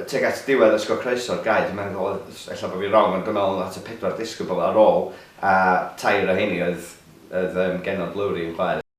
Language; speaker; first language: Welsh; native; Welsh